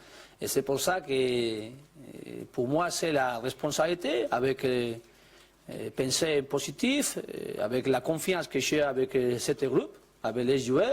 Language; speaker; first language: French; non-native, learner; Spanish